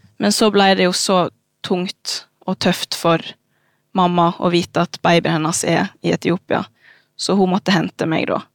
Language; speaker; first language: Norwegian; early bilingual, other home language; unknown